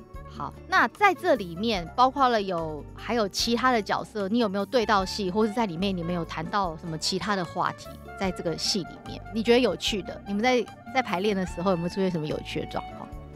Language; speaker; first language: Chinese; native; Chinese